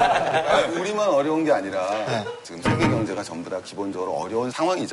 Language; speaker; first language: Korean; native; Korean